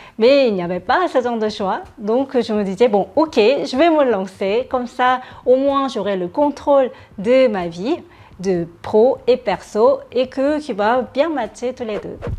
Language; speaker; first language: French; non-native, fluent; Korean